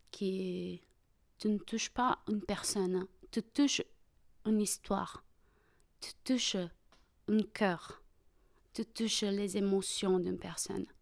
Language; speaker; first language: French; non-native, fluent; Portuguese